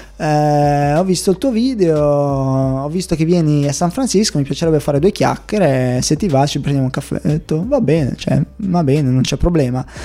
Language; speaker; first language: Italian; native; Italian